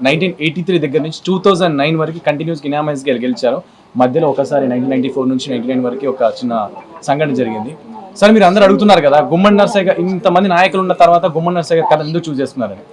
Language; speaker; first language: Telugu; native; Telugu